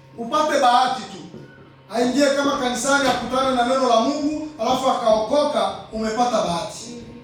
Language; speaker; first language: Swahili; non-native, local second language; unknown